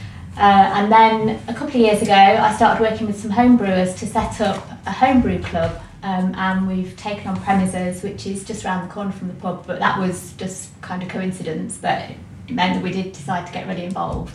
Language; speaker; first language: English; native; English